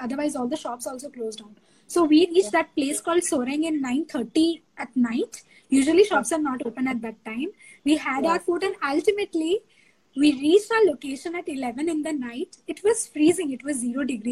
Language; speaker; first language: English; non-native, local second language; Bangla